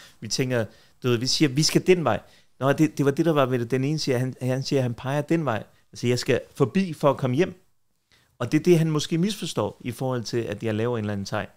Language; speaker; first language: Danish; early bilingual, other home language; Kurdish